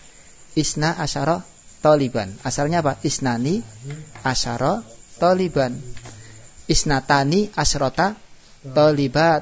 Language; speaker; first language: Arabic; non-native, fluent; Indonesian